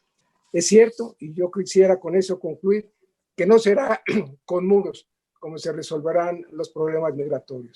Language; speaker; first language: Spanish; native; Spanish